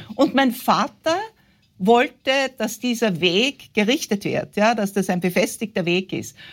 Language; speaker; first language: German; native; German